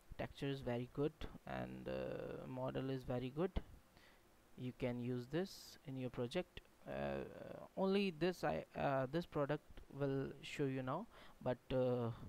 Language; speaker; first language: English; non-native, local second language; Hindi